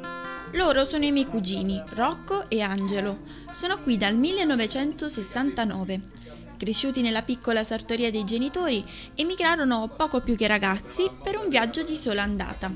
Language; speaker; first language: Italian; native; Italian